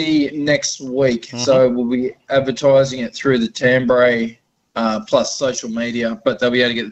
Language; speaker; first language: English; native; English